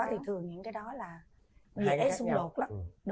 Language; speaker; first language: Vietnamese; native; Vietnamese